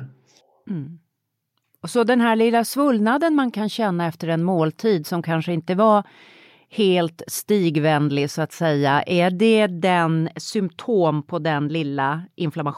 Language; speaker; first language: Swedish; native; Swedish